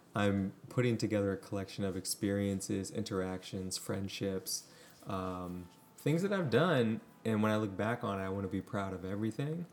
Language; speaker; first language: English; native; English